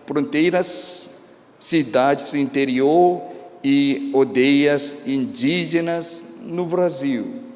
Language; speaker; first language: Portuguese; non-native, fluent; Korean